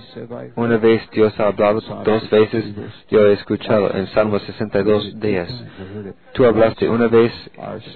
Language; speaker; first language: Spanish; non-native, fluent; English